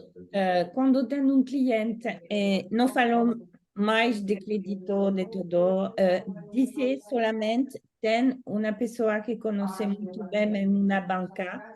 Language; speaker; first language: Portuguese; non-native, learner; Italian